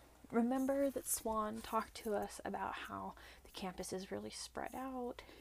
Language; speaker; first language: English; native; English